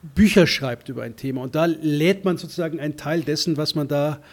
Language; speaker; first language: German; native; German